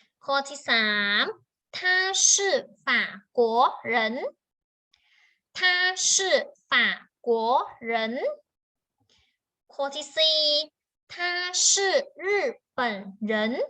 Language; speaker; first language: Chinese; non-native, fluent; Thai